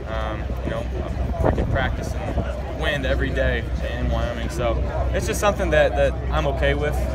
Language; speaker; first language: English; native; English